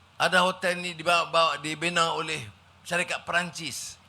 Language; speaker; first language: Malay; native; Malay